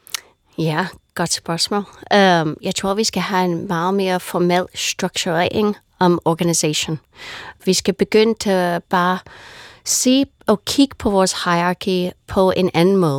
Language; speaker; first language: Danish; non-native, fluent; English